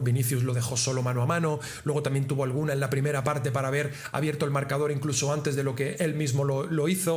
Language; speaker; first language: Spanish; native; Spanish